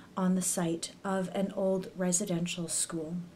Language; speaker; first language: English; native; English